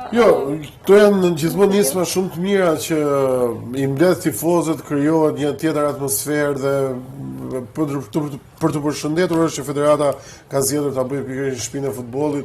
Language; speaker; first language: Albanian; native; Albanian